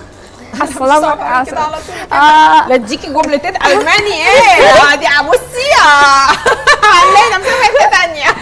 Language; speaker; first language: Arabic; native; Arabic